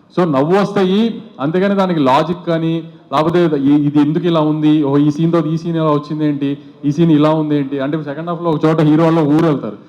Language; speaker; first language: Telugu; native; Telugu